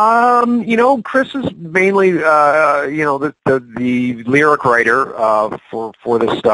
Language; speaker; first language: English; native; English